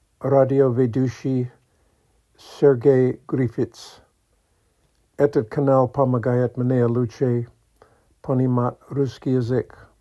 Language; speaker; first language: Russian; non-native, learner; English